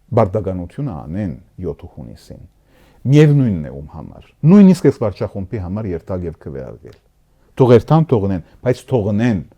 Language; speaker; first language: Armenian; early bilingual, heritage; Armenian